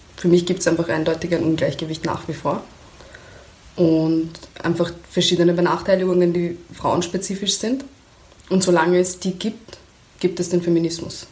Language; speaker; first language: German; early bilingual, other home language; Persian